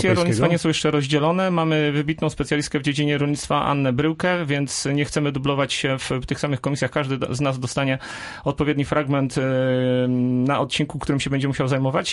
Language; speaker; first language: Polish; native; Polish